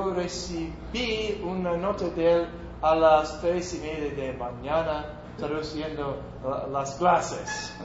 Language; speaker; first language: Spanish; non-native, learner; English